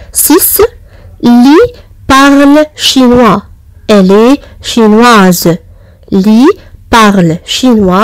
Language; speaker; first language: French; non-native, fluent; Arabic